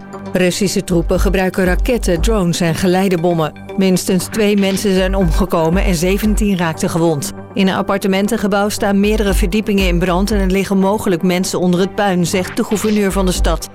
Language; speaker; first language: Dutch; native; Dutch